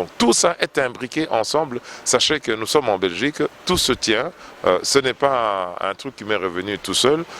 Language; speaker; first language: French; non-native, local second language; Luba-Lulua